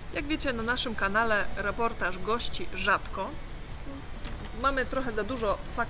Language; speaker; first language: Polish; native; Polish